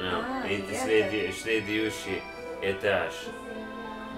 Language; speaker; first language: Russian; non-native, learner; English